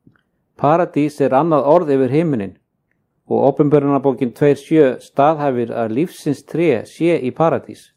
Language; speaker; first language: Icelandic; native; Icelandic